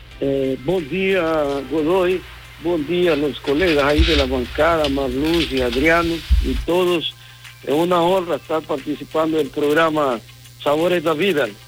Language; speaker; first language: Portuguese; non-native, fluent; Spanish